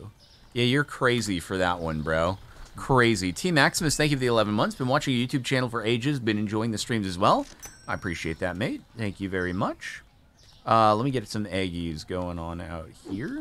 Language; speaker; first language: English; native; English